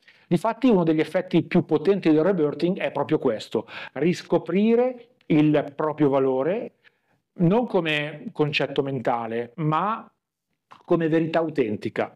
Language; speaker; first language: Italian; native; Italian